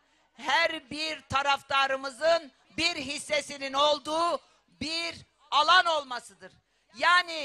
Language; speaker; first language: Turkish; native; Turkish